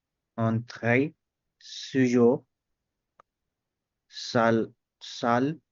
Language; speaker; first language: French; non-native, learner; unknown